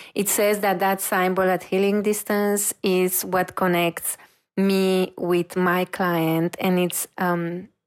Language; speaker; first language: English; non-native, fluent; Romanian